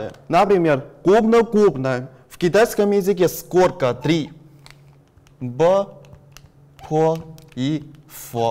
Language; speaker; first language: Russian; non-native, learner; Chinese